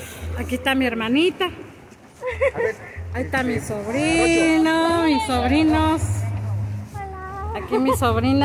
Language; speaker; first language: Spanish; native; Spanish